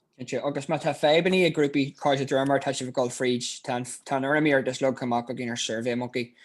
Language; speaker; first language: Irish; native; Irish